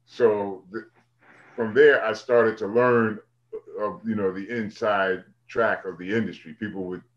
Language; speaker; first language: English; native; English